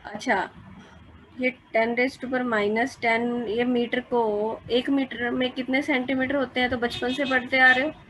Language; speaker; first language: Hindi; non-native, local second language; Punjabi